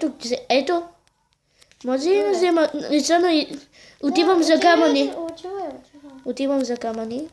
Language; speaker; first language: Bulgarian; native; Bulgarian